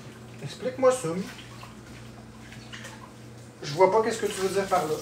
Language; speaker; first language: French; native; French